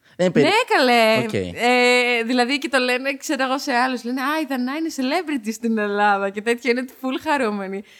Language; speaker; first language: Greek; early bilingual, other home language; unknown